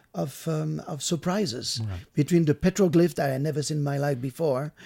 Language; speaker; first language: English; non-native, fluent; French